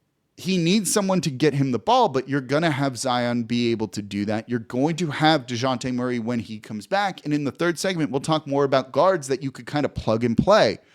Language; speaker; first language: English; native; English